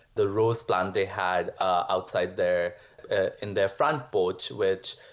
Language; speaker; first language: English; non-native, local second language; Hindi